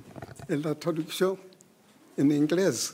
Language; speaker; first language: Spanish; non-native, learner; English